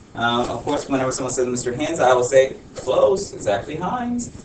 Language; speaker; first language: English; early bilingual, other home language; Spanish